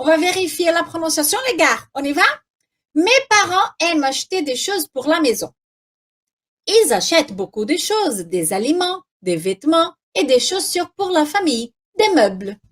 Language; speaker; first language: French; non-native, fluent; Portuguese